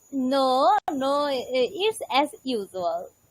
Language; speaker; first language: English; non-native, learner; Bangla